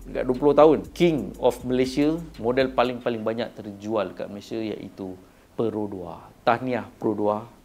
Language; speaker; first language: Malay; native; Malay